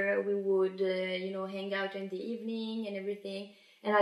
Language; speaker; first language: English; non-native, fluent; French